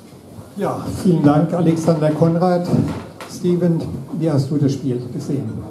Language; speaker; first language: German; native; German